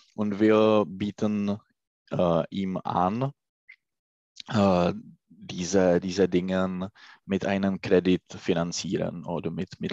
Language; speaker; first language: German; non-native, learner; Czech